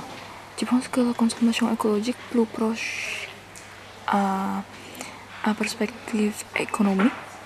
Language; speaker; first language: French; non-native, learner; Indonesian